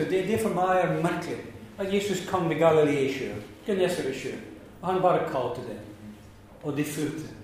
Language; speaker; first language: Norwegian; non-native, fluent; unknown